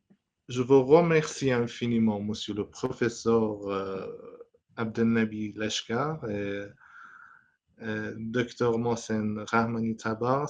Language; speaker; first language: French; non-native, fluent; Persian